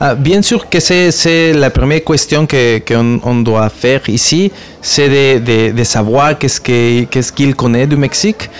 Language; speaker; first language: French; non-native, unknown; Spanish